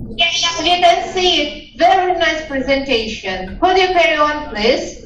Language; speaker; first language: English; non-native, fluent; Russian